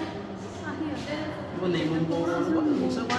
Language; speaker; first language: German; non-native, learner; Hiligaynon